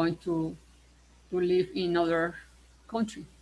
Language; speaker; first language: English; non-native, learner; Spanish